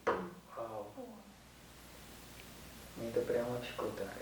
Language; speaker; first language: Russian; non-native, learner; Korean